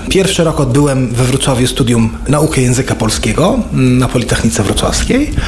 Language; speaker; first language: Polish; non-native, fluent; Arabic